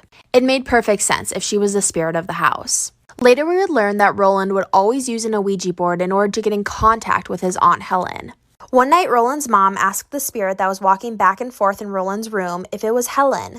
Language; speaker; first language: English; native; English